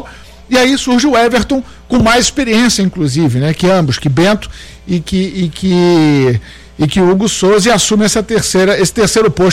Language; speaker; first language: Portuguese; native; Portuguese